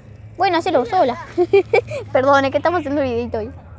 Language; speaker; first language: Spanish; native; Spanish